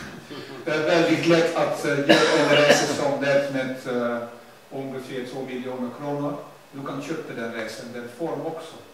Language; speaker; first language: Swedish; non-native, learner; Dutch